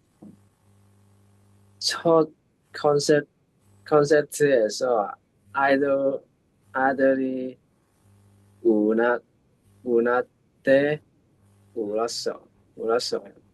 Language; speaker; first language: Korean; non-native, learner; Cantonese